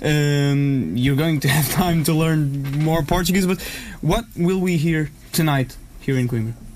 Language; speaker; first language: English; non-native, fluent; Portuguese